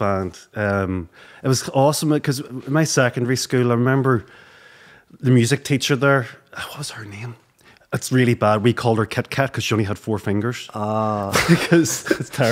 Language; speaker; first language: English; native; English